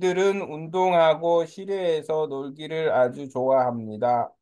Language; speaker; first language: Korean; non-native, learner; Vietnamese